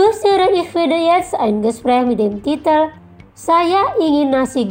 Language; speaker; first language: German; non-native, fluent; Indonesian